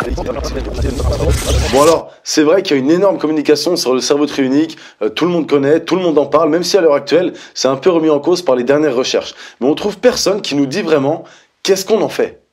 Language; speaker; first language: French; native; French